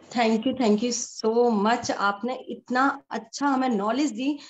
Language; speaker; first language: Hindi; native; Hindi